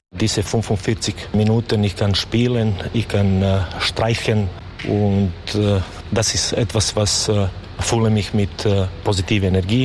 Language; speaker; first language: German; non-native, learner; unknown